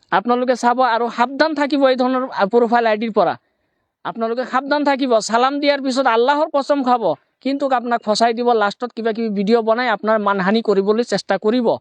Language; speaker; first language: Assamese; non-native, local second language; Bangla